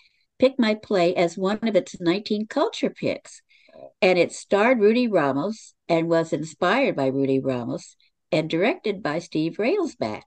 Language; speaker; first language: English; native; English